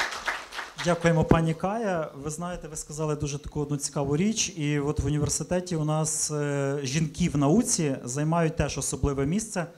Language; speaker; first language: Ukrainian; native; Ukrainian